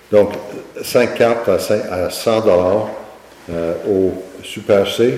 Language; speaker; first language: French; native; French